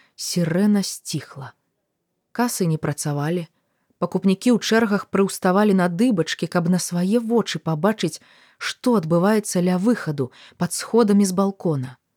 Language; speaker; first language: Belarusian; native; Belarusian